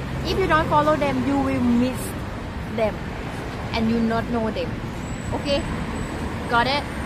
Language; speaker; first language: English; non-native, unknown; Thai